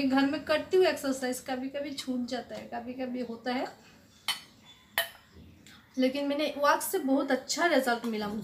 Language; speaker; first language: Hindi; non-native, local second language; Bangla